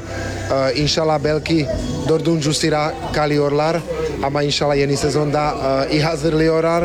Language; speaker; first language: Turkish; non-native, learner; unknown